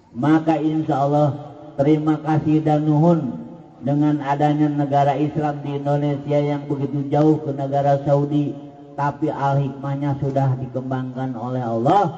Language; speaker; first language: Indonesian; non-native, local second language; Sundanese